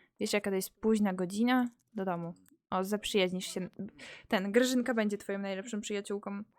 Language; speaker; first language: Polish; native; Polish